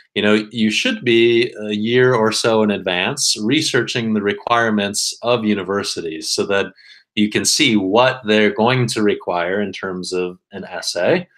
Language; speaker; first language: English; native; English